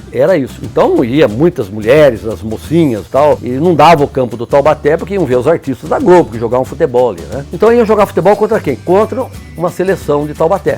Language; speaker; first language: Portuguese; native; Portuguese